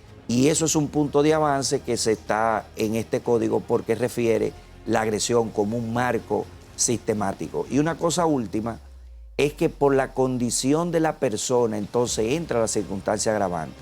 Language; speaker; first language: Spanish; native; Spanish